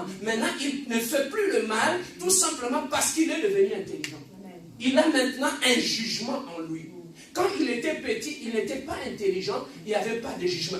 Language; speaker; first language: French; non-native, local second language; Lingala